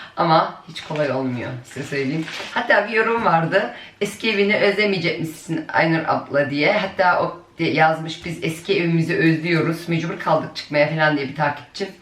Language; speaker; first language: Turkish; early bilingual, heritage; Turkish